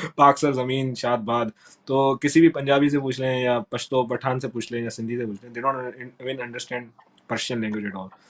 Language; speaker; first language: Urdu; non-native, local second language; Sindhi